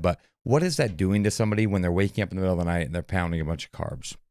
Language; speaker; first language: English; native; English